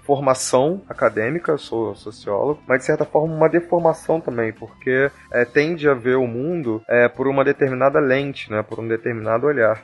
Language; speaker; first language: Portuguese; native; Portuguese